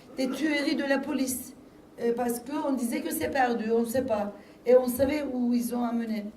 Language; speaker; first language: French; non-native, fluent; Turkish